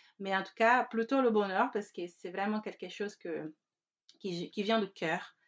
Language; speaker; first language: French; non-native, fluent; Portuguese